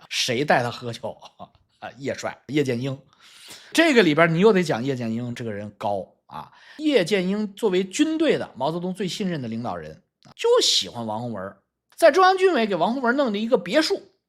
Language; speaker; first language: Chinese; native; Chinese